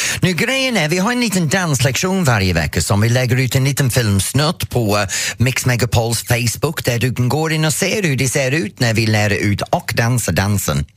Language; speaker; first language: Swedish; non-native, fluent; English